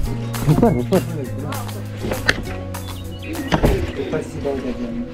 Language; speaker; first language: Hindi; non-native, local second language; Bangla